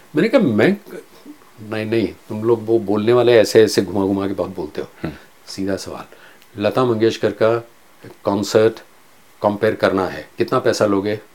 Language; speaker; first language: Hindi; non-native, local second language; Kachhi